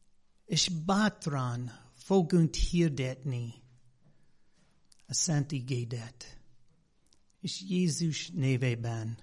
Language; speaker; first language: Hungarian; non-native, fluent; English